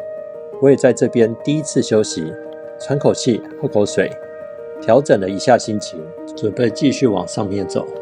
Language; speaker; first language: Chinese; native; Chinese